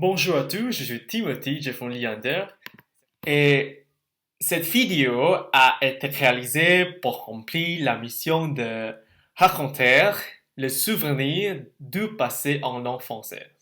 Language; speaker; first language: French; non-native, learner; Indonesian